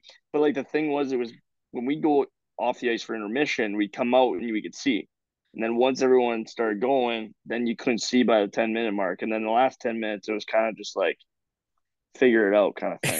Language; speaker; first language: English; native; English